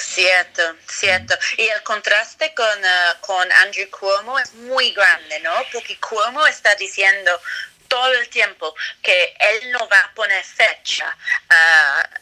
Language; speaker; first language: Spanish; non-native, fluent; English